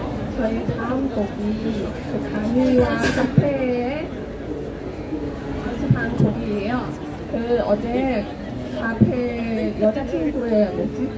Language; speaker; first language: Korean; non-native, fluent; Chinese